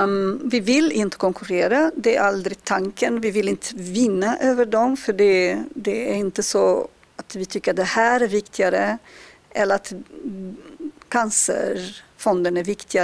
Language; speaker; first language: Swedish; non-native, fluent; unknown